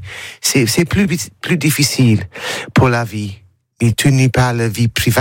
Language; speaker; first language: French; non-native, learner; English